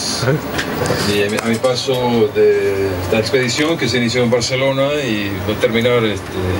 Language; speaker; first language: Spanish; native; Spanish